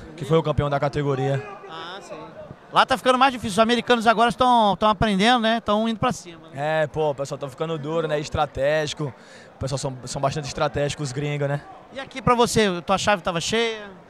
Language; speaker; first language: Portuguese; native; Portuguese